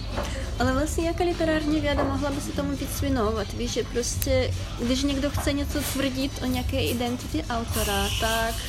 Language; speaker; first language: Czech; non-native, fluent; Ukrainian